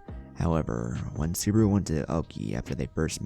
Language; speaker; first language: English; native; English